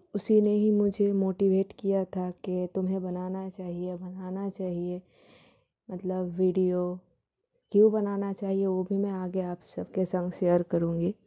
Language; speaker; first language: Hindi; non-native, local second language; Santali